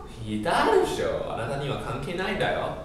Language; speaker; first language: Japanese; non-native, learner; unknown